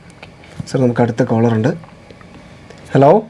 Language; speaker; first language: Malayalam; native; Malayalam